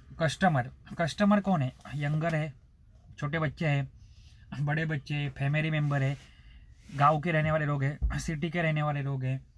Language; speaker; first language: Hindi; non-native, local second language; Marathi